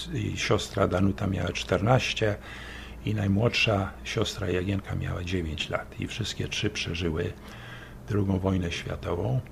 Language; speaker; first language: Polish; early bilingual, other home language; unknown